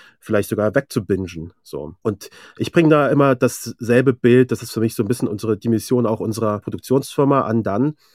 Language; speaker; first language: German; early bilingual, other home language; Persian